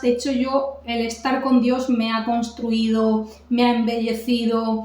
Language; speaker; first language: Spanish; native; Spanish